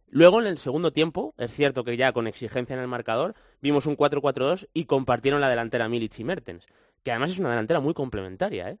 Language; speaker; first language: Spanish; native; Spanish